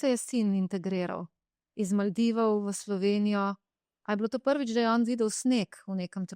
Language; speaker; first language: Slovenian; native; Slovenian